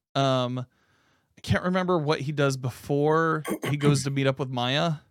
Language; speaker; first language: English; native; English